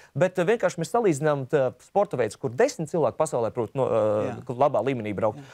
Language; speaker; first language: Latvian; native; Latvian